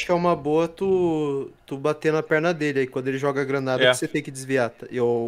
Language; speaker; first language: Portuguese; native; Portuguese